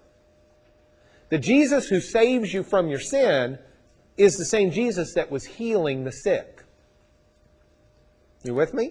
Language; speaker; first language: English; native; English